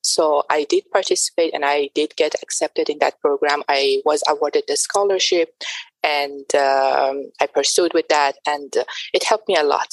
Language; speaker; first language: English; non-native, fluent; Persian